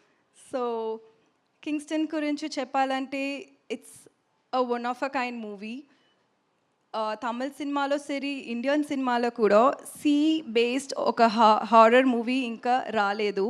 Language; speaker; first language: Telugu; non-native, learner; Tamil